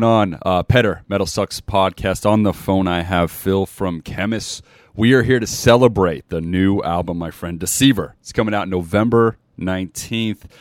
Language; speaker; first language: English; native; English